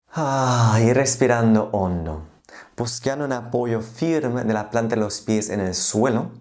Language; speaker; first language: Spanish; non-native, fluent; German